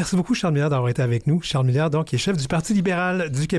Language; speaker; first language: French; native; French